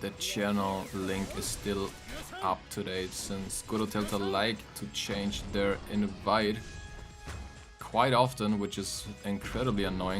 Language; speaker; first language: English; non-native, fluent; German